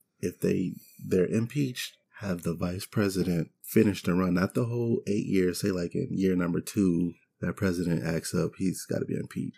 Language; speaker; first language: English; native; English